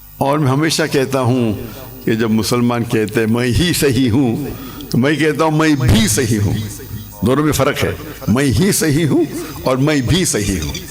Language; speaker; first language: Urdu; non-native, local second language; English